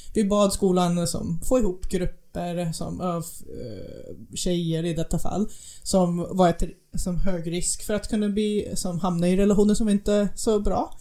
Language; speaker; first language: Swedish; non-native, fluent; English